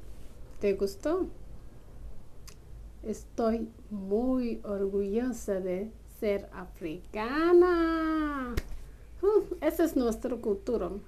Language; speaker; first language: Spanish; non-native, learner; Somali